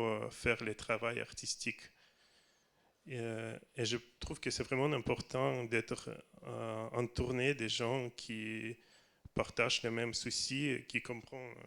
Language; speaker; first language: French; non-native, learner; Russian